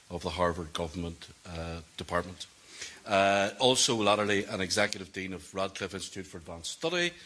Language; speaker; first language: English; native; English